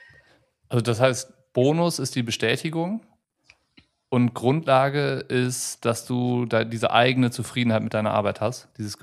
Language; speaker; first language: German; native; German